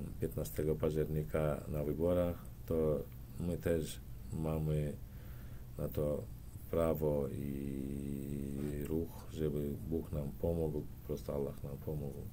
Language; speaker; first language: Polish; non-native, learner; Turkmen